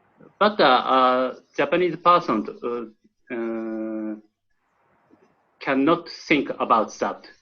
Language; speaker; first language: English; non-native, learner; Japanese